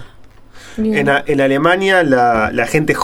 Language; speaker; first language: Spanish; native; Spanish